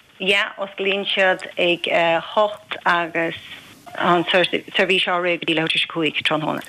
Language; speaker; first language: Irish; native; Irish